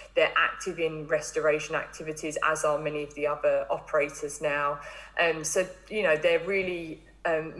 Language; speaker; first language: English; native; English